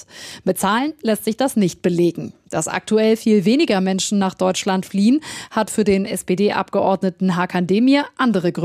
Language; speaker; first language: German; native; German